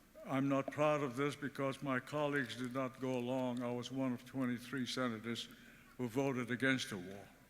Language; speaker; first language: English; early bilingual, other home language; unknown